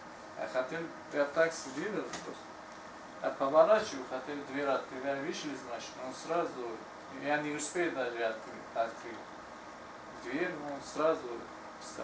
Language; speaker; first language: Russian; non-native, learner; Tajik